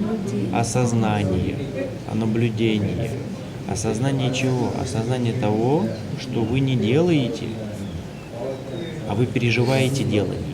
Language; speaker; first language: Russian; native; Russian